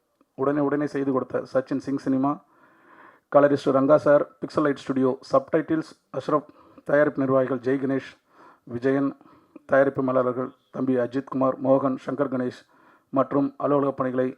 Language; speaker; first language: Tamil; native; Tamil